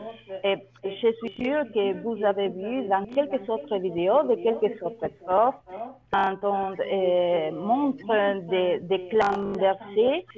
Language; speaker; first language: French; non-native, learner; Spanish